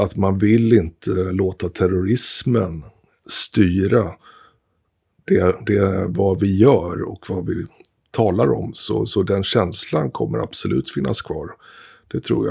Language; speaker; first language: Swedish; native; Swedish